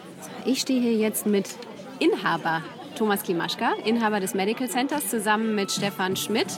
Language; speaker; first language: German; native; German